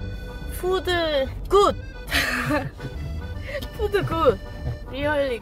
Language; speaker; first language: English; non-native, learner; Korean